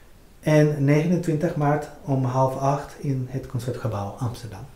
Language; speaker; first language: Dutch; non-native, fluent; Spanish